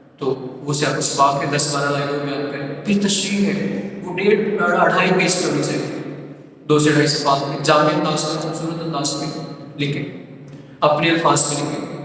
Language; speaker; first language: Urdu; non-native, local second language; Punjabi